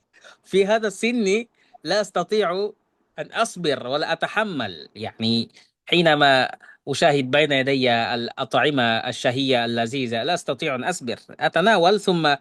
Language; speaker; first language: Arabic; non-native, fluent; Bangla